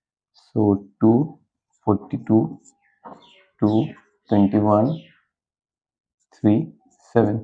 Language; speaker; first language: English; non-native, local second language; Hindi